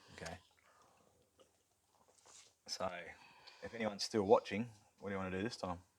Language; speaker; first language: English; native; English